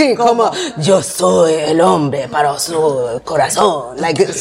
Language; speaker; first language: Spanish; non-native, learner; English